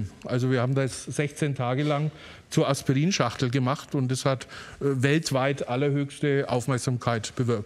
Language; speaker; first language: German; native; German